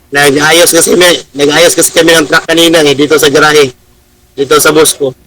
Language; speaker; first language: Filipino; native; Filipino